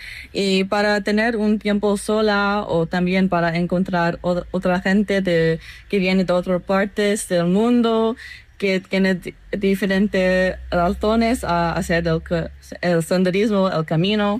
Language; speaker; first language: Spanish; non-native, learner; English